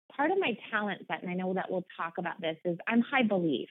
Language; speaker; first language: English; native; English